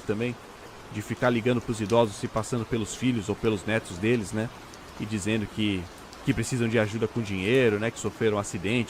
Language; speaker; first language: Portuguese; native; Portuguese